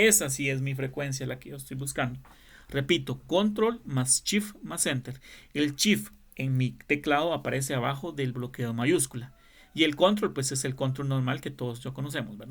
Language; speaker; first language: Spanish; native; Spanish